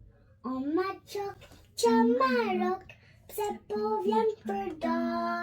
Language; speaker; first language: Albanian; early bilingual, heritage; Albanian